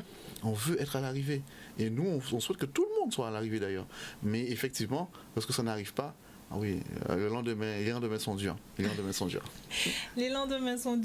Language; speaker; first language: French; native; French